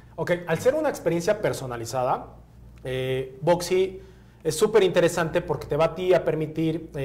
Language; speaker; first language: Spanish; native; Spanish